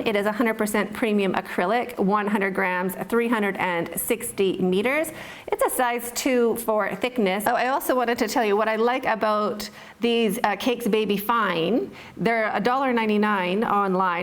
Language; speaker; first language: English; native; English